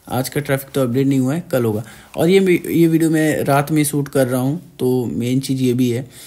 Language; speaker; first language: Hindi; native; Hindi